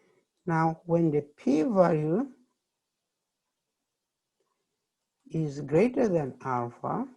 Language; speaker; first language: English; non-native, fluent; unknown